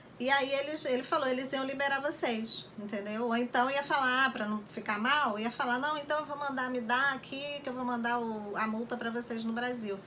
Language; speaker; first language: Portuguese; native; Portuguese